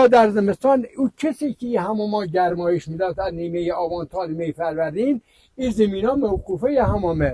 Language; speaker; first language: Persian; native; Persian